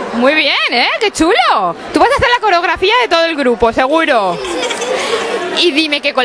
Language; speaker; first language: Spanish; native; Spanish